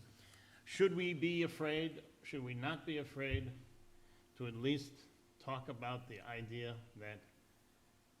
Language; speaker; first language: English; native; English